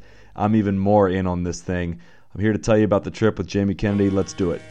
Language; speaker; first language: English; native; English